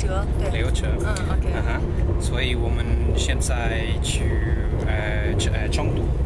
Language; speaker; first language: Chinese; non-native, learner; English